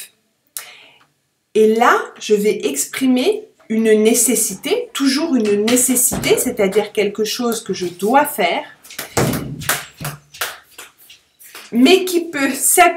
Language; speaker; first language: French; native; French